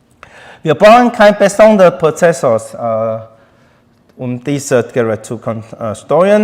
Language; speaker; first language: German; non-native, learner; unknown